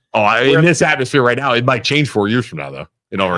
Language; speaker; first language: English; native; English